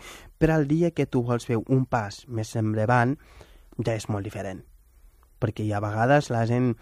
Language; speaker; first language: Catalan; non-native, fluent; Wolof